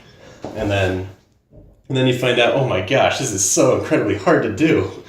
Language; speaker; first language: English; native; English